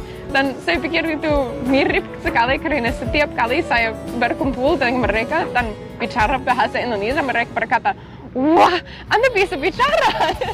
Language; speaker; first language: Indonesian; non-native, learner; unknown